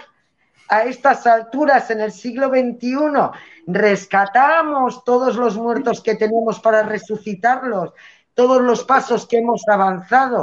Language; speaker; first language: Spanish; native; Spanish